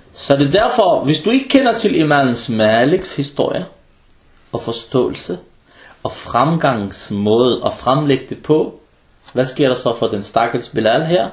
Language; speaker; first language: Danish; early bilingual, other home language; Arabic